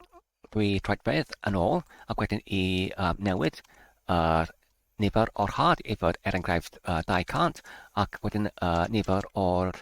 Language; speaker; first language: Welsh; non-native, learner; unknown